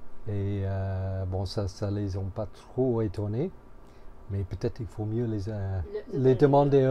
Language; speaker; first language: French; non-native, fluent; English